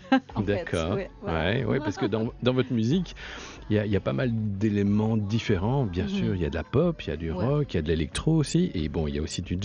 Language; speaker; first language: French; native; French